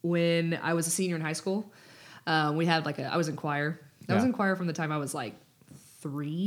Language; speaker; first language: English; native; English